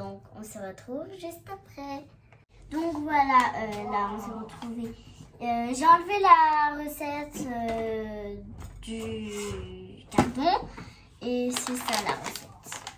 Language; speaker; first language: French; native; French